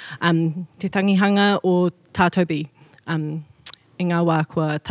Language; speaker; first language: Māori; non-native, local second language; English